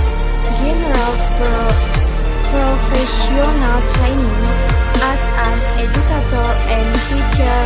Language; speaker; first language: English; non-native, learner; Indonesian